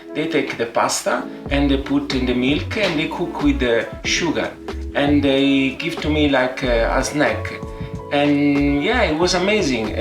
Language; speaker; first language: English; non-native, fluent; Italian